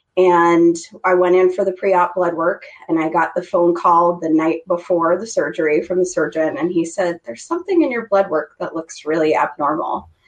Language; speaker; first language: English; native; English